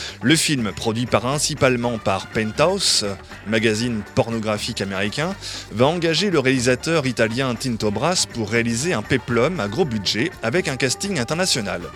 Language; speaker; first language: French; native; French